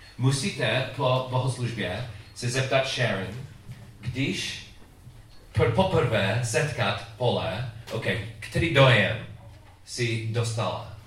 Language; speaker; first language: Czech; non-native, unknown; English